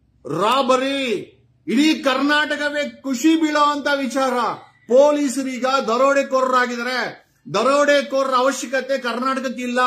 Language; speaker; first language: Kannada; native; Kannada